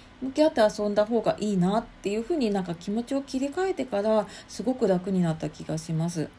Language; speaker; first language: Japanese; native; Japanese